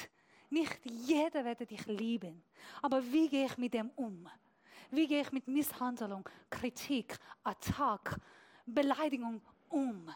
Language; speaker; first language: German; non-native, fluent; Persian